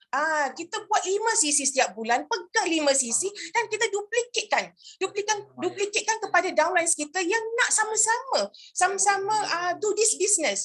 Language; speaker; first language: Malay; native; Malay